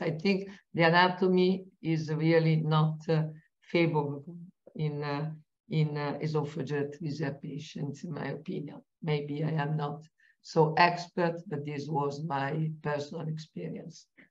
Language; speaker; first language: English; non-native, fluent; Italian